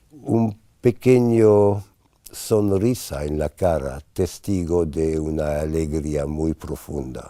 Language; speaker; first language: Spanish; non-native, fluent; English